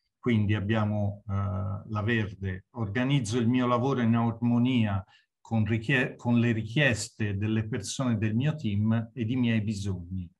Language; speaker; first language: Italian; native; Italian